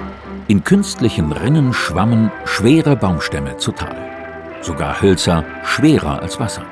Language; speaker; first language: German; native; German